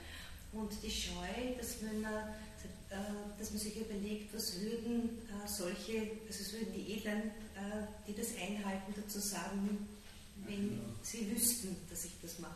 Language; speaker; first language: German; native; German